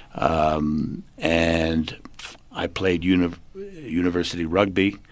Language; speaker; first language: English; native; English